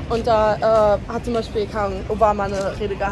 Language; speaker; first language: German; native; German